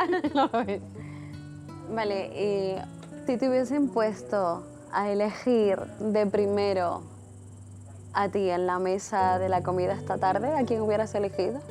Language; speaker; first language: Spanish; native; Spanish